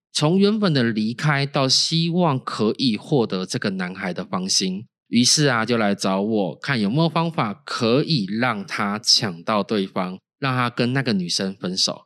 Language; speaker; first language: Chinese; native; Chinese